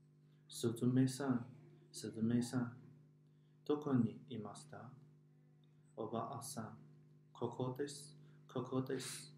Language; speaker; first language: Japanese; non-native, learner; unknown